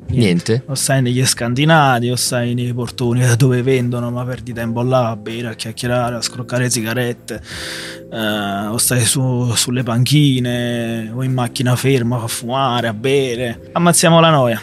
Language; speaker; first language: Italian; early bilingual, other home language; French